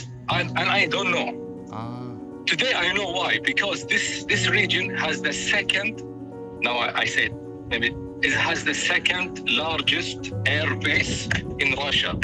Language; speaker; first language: English; non-native, fluent; Arabic